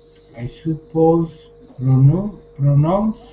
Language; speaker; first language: English; non-native, learner; Spanish